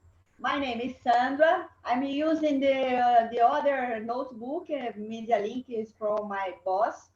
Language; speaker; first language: English; non-native, learner; Portuguese